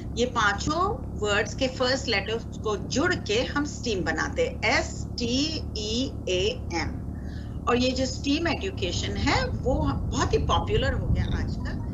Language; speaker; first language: Hindi; non-native, local second language; Marathi